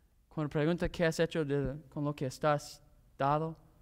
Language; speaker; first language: Spanish; non-native, fluent; English